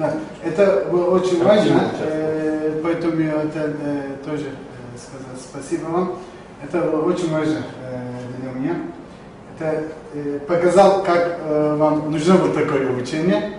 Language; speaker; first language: Russian; non-native, learner; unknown